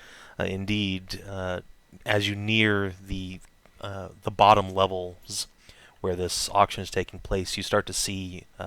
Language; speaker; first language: English; native; English